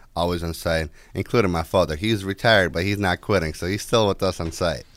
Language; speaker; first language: English; non-native, fluent; Ukrainian